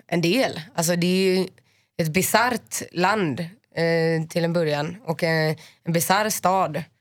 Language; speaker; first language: Swedish; native; Swedish